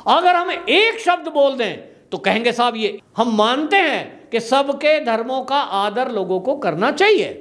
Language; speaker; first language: Hindi; native; Hindi